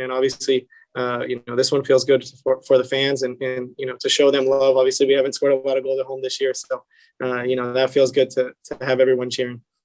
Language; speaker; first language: English; early bilingual, other home language; Spanish